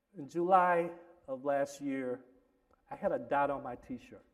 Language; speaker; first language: English; native; English